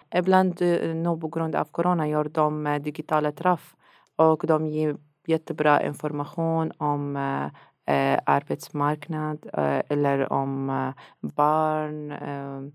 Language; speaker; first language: Swedish; non-native, fluent; Arabic